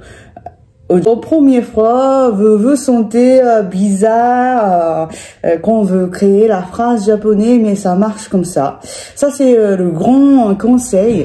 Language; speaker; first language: French; non-native, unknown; Japanese